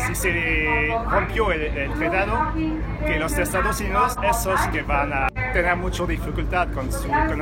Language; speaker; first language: Spanish; non-native, learner; French